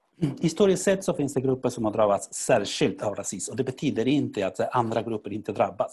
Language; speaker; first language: Swedish; non-native, fluent; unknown